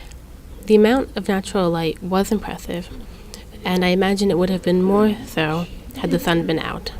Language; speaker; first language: English; native; English